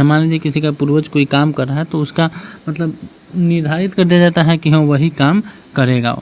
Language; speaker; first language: Hindi; native; Hindi